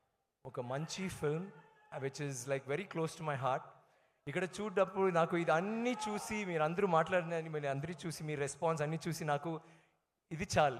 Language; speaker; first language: Telugu; non-native, learner; Tamil